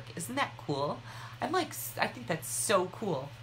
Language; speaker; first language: English; native; English